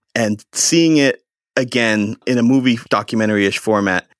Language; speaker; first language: English; native; English